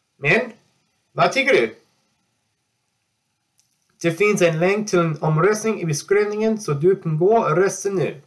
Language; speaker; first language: Swedish; non-native, learner; English